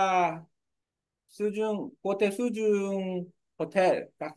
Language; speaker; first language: Vietnamese; non-native, learner; Korean